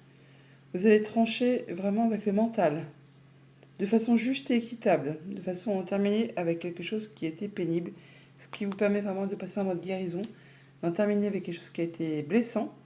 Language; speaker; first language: French; native; French